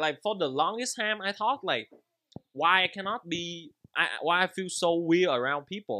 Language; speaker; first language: English; non-native, learner; Vietnamese